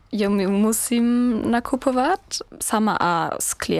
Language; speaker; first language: Czech; non-native, learner; German